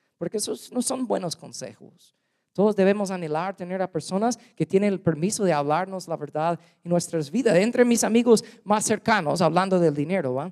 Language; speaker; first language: Spanish; non-native, fluent; English